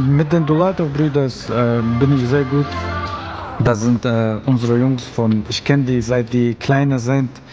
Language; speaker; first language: German; early bilingual, other home language; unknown